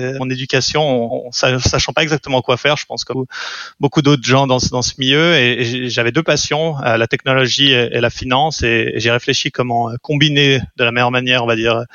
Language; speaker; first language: French; native; French